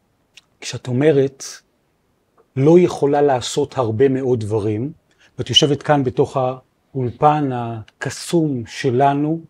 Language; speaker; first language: Hebrew; native; Hebrew